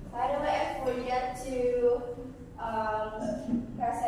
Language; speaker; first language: English; non-native, learner; Indonesian